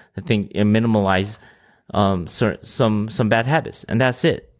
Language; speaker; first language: English; early bilingual, other home language; Filipino